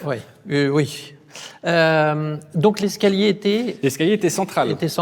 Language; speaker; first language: French; native; French